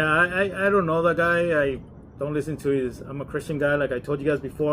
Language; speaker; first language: English; native; English